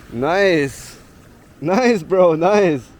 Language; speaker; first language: English; non-native, fluent; German